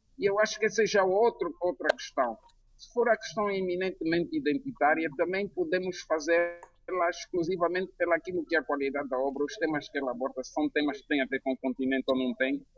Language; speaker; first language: Portuguese; native; Portuguese